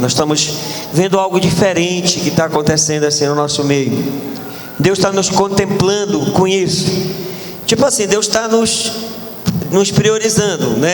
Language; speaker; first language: Portuguese; native; Portuguese